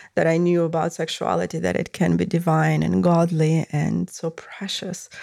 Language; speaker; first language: English; non-native, fluent; Russian